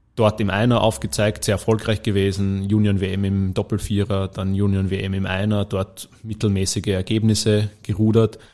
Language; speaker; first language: German; native; German